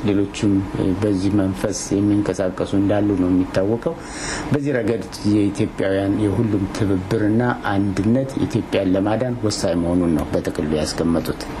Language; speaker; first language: Amharic; native; Amharic